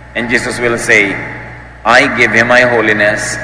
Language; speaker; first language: English; non-native, local second language; Filipino